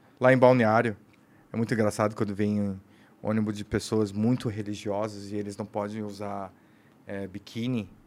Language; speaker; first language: Portuguese; native; Portuguese